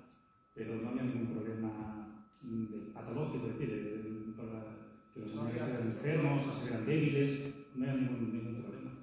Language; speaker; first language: Spanish; native; Spanish